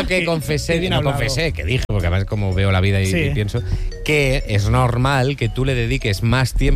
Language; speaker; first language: Spanish; native; Spanish